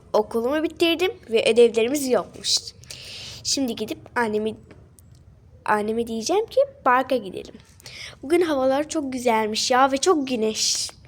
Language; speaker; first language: Turkish; early bilingual, other home language; Arabic